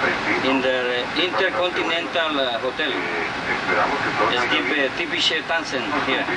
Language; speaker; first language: German; non-native, learner; Spanish